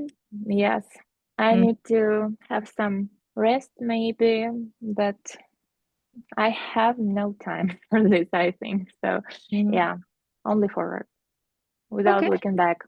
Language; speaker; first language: English; non-native, fluent; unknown